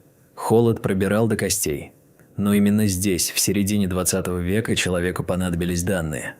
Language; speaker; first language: Russian; native; Russian